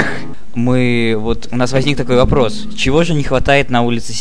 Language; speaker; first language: Russian; native; Russian